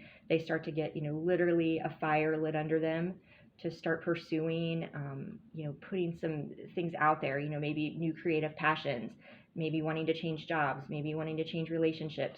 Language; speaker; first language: English; native; English